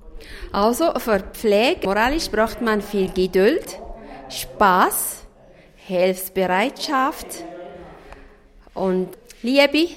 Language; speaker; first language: German; non-native, fluent; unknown